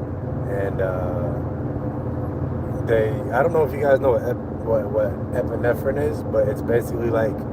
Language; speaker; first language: English; native; English